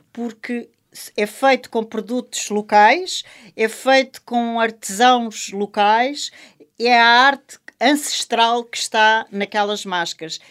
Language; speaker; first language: Portuguese; non-native, local second language; French